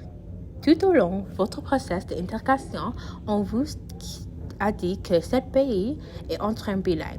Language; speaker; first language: French; non-native, learner; English